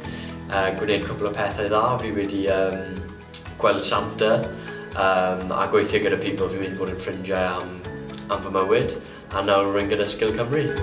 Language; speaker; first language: Welsh; non-native, local second language; English